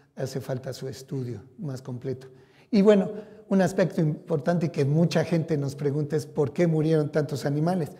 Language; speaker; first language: Spanish; native; Spanish